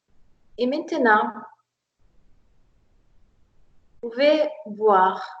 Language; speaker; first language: French; non-native, fluent; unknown